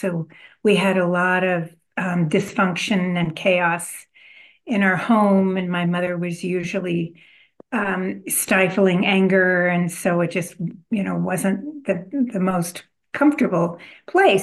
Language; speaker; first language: English; native; English